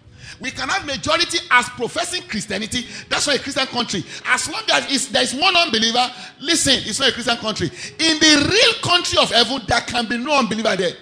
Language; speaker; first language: English; non-native, local second language; Yoruba